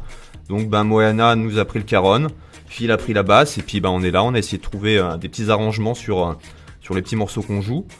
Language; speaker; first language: French; native; French